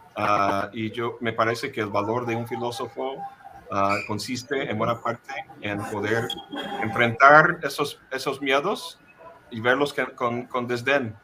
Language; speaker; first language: Spanish; non-native, fluent; English